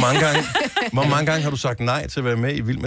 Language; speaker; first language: Danish; native; Danish